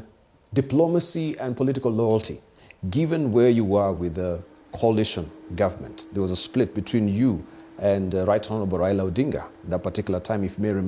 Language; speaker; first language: English; non-native, local second language; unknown